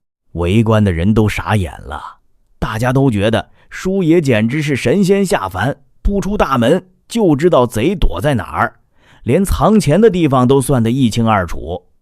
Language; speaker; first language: Chinese; native; Chinese